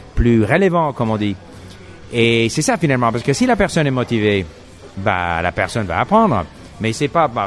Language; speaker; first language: French; non-native, fluent; English